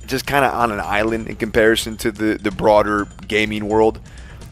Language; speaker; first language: English; native; English